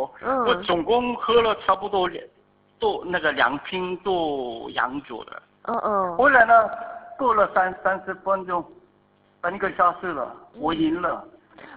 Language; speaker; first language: Chinese; non-native, fluent; Korean